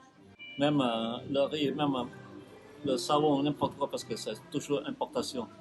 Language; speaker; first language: French; non-native, learner; Lao